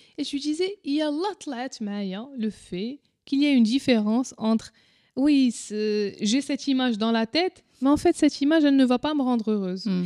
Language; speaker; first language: French; non-native, local second language; Arabic